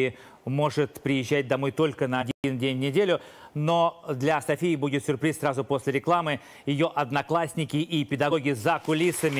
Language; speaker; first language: Russian; native; Russian